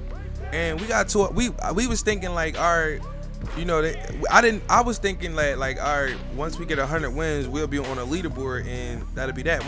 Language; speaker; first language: English; native; English